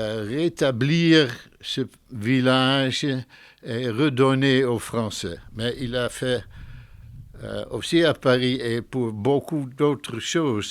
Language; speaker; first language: French; non-native, fluent; Dutch